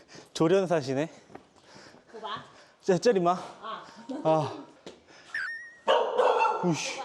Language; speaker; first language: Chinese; non-native, learner; Korean